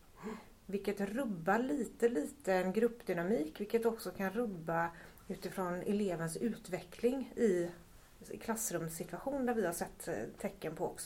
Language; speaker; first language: Swedish; native; Swedish